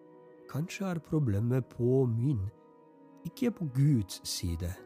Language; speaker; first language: Norwegian; non-native, fluent; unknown